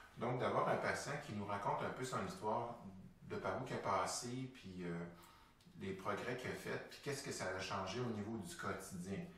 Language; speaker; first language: French; native; French